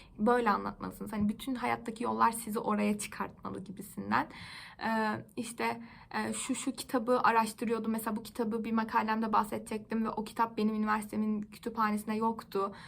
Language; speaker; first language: Turkish; native; Turkish